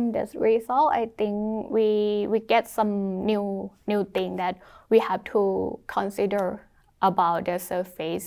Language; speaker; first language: English; non-native, fluent; Thai